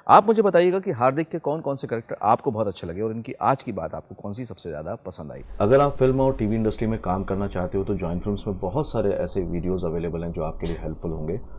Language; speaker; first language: Hindi; native; Hindi